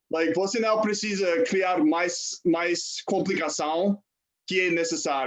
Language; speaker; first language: Portuguese; non-native, fluent; English